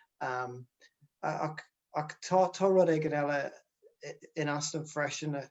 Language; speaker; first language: Irish; non-native, local second language; English